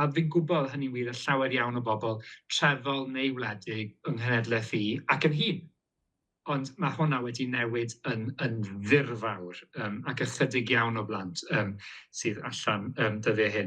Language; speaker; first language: Welsh; native; Welsh